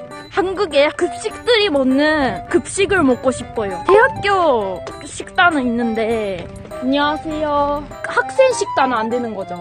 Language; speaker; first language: Korean; non-native, fluent; Japanese